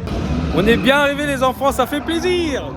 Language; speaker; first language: French; native; French